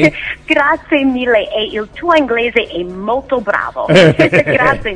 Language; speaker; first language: Italian; non-native, learner; English